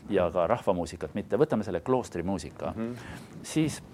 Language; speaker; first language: Estonian; native; Estonian